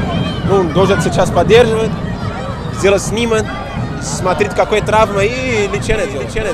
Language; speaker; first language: Russian; non-native, learner; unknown